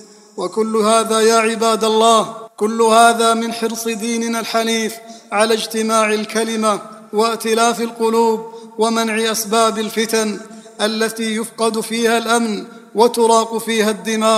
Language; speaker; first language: Arabic; native; Arabic